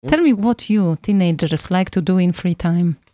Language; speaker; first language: English; non-native, fluent; Polish